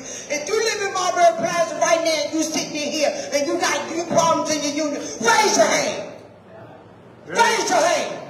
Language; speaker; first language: English; native; English